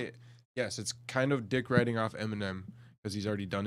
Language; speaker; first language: English; native; English